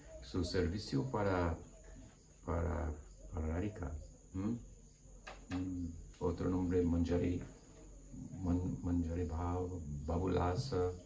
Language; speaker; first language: Spanish; non-native, learner; English